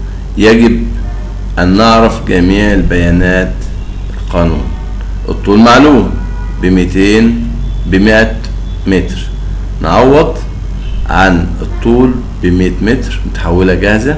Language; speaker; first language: Arabic; native; Arabic